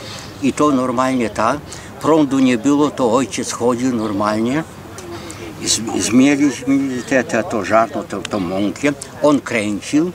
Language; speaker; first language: Polish; early bilingual, heritage; Polish